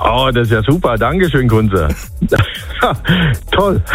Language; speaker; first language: German; native; German